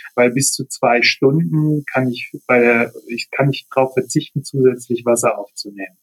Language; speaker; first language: German; native; German